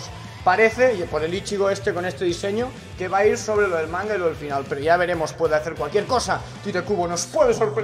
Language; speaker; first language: Spanish; native; Spanish